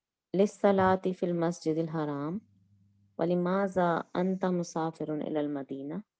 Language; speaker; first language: Arabic; non-native, learner; Urdu